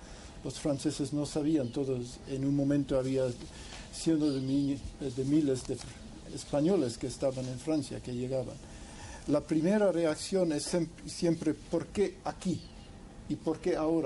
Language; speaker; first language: Spanish; non-native, fluent; English